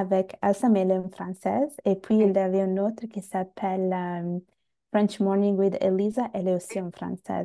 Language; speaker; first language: French; non-native, fluent; Bangla